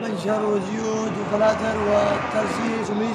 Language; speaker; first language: Arabic; native; Arabic